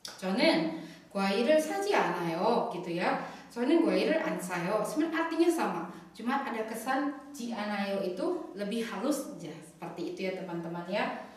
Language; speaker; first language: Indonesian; native; Indonesian